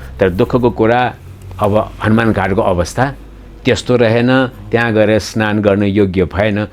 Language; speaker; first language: Nepali; non-native, local second language; Newari